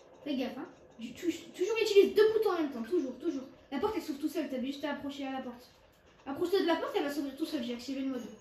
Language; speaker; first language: French; native; French